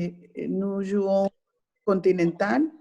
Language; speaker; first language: French; non-native, learner; Spanish